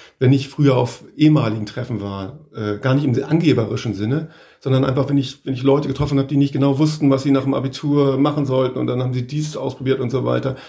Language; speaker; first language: German; native; German